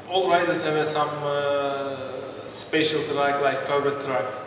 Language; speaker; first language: English; non-native, learner; Turkish